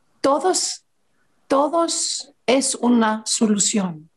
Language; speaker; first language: Spanish; non-native, learner; Greek